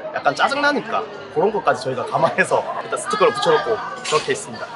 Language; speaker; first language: Korean; native; Korean